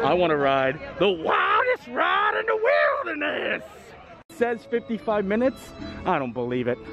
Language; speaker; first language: English; native; English